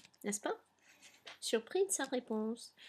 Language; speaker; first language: French; non-native, fluent; English